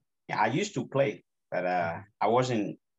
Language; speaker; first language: English; non-native, local second language; Gusii